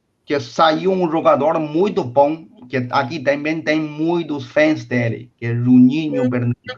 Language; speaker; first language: Portuguese; non-native, fluent; Chinese